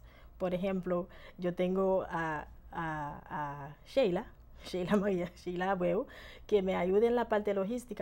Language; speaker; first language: Spanish; non-native, fluent; Haitian Creole